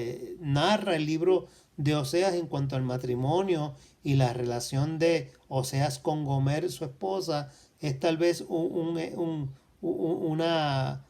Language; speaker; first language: Spanish; native; Spanish